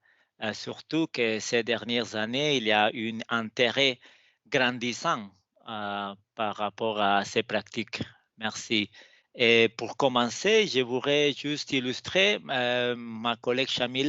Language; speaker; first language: French; non-native, fluent; Spanish